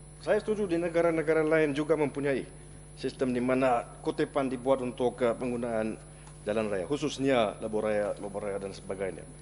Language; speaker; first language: Malay; non-native, local second language; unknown